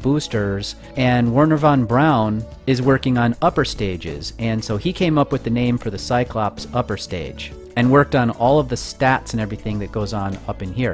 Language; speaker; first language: English; native; English